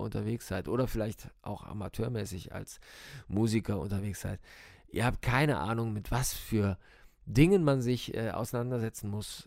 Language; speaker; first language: German; native; German